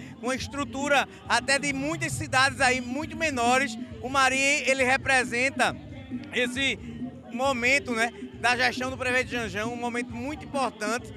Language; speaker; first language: Portuguese; native; Portuguese